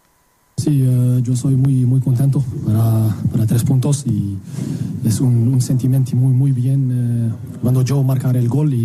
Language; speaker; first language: Spanish; non-native, learner; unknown